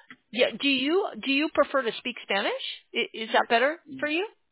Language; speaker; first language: English; native; English